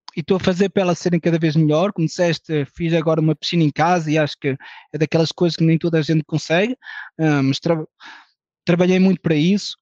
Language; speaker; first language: Portuguese; early bilingual, heritage; French